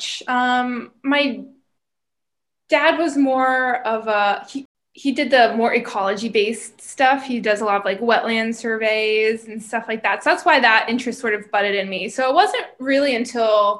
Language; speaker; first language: English; native; English